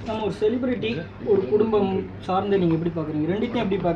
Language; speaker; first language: Tamil; native; Tamil